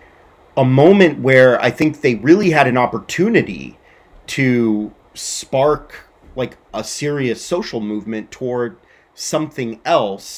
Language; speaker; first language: English; native; English